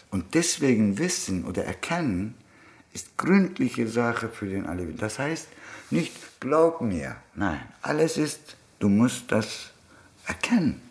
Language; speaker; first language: German; non-native, fluent; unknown